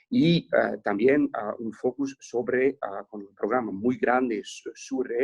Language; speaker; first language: Spanish; non-native, fluent; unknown